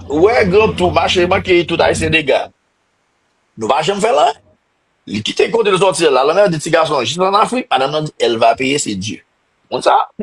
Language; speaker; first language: French; non-native, local second language; Haitian Creole